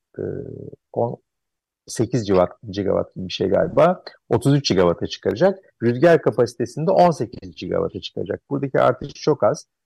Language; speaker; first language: Turkish; native; Turkish